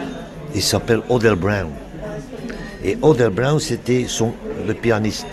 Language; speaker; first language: French; non-native, local second language; Dutch